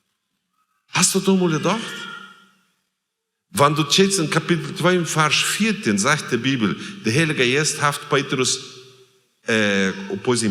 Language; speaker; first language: German; non-native, learner; Plautdietsch